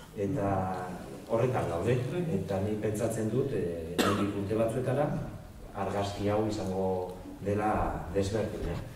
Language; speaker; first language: Basque; non-native, local second language; Spanish